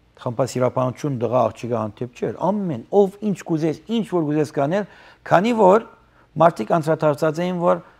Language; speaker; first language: Armenian; early bilingual, heritage; Armenian